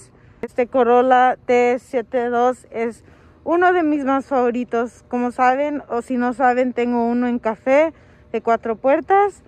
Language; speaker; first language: Spanish; early bilingual, heritage; Spanish